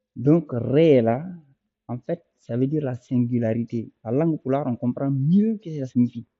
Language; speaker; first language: French; non-native, local second language; Fula